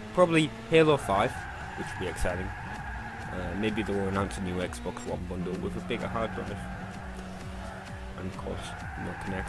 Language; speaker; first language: English; native; English